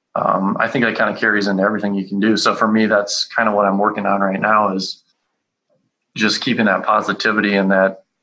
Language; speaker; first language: English; native; English